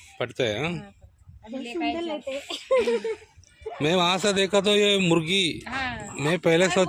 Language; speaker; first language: Hindi; non-native, local second language; Malayalam